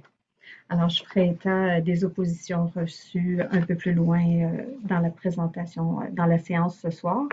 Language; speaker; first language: French; native; French